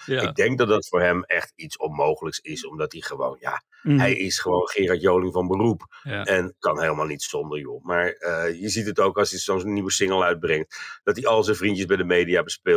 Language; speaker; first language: Dutch; native; Dutch